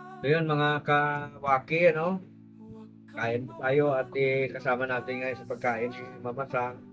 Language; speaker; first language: Filipino; non-native, local second language; Cebuano